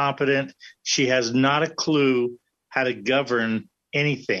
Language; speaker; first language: English; native; English